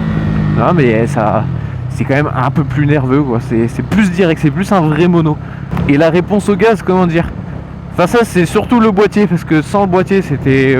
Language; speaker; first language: French; native; French